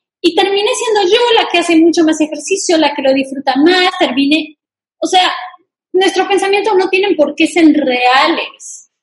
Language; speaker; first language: Spanish; native; Spanish